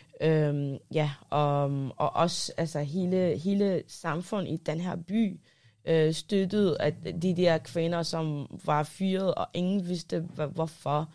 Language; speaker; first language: Danish; early bilingual, other home language; Arabic